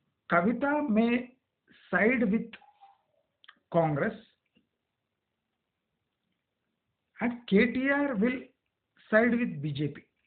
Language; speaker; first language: English; non-native, local second language; Telugu